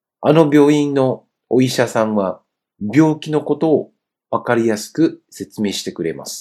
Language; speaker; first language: Japanese; non-native, fluent; Chinese